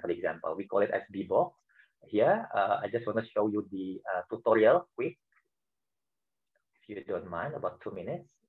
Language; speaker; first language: English; non-native, fluent; Indonesian